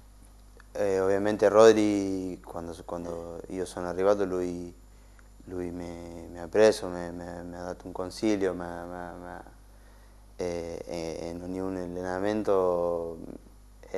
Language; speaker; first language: Italian; non-native, learner; Spanish